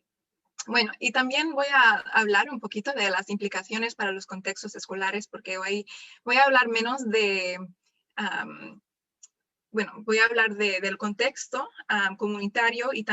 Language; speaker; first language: Spanish; non-native, fluent; English